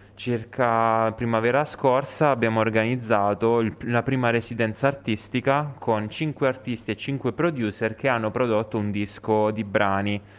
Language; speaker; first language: Italian; native; Italian